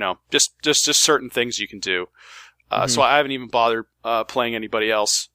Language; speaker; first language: English; native; English